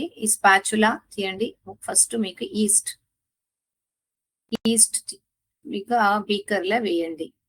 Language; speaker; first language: Telugu; non-native, learner; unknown